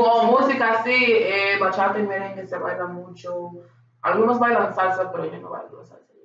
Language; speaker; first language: Spanish; early bilingual, heritage; Spanish